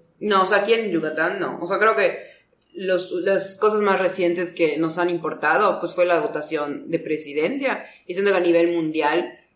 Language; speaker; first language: Spanish; native; Spanish